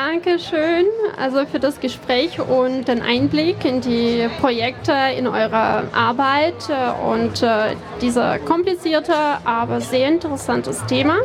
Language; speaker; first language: German; non-native, fluent; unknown